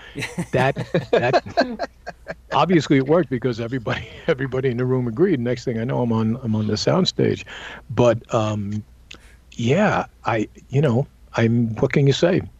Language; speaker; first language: English; native; English